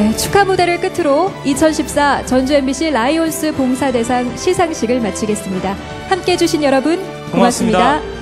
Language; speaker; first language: Korean; native; Korean